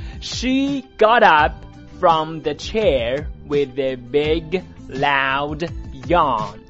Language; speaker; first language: English; non-native, fluent; Chinese